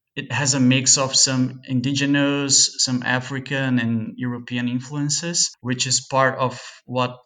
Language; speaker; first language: English; non-native, fluent; Portuguese